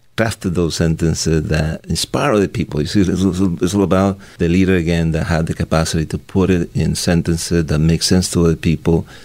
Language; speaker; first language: English; non-native, fluent; Spanish